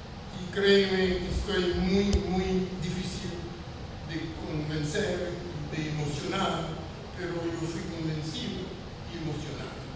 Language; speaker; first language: Spanish; non-native, fluent; French